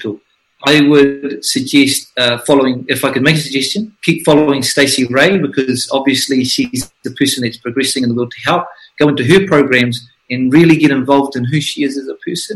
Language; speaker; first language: English; native; English